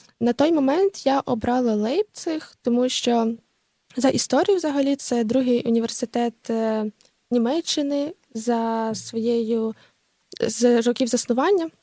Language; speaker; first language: Ukrainian; native; Ukrainian